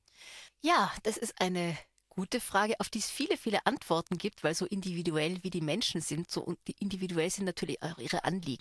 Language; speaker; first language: German; native; German